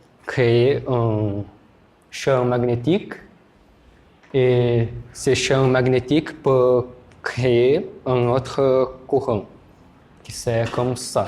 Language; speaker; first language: French; non-native, learner; Portuguese